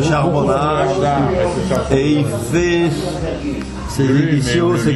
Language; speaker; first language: French; native; French